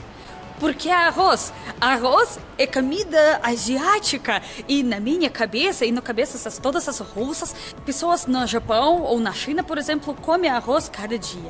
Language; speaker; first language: Portuguese; non-native, learner; Russian